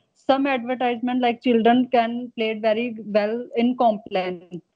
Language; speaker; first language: English; non-native, local second language; Punjabi